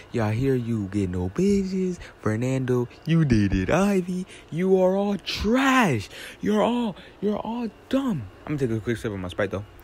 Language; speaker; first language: English; native; English